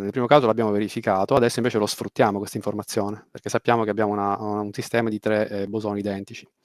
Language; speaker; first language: Italian; native; Italian